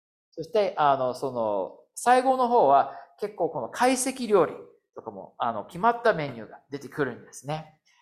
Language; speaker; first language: Japanese; non-native, fluent; English